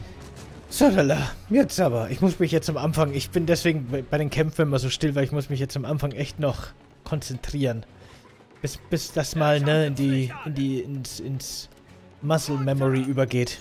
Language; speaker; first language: German; native; German